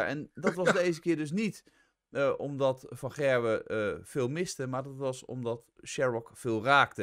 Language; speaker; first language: Dutch; native; Dutch